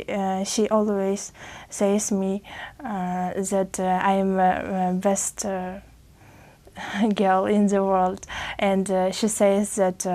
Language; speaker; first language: English; non-native, learner; Uzbek